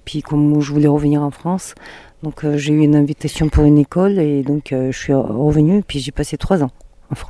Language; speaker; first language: French; non-native, fluent; Mongolian